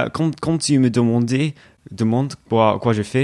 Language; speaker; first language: French; non-native, learner; English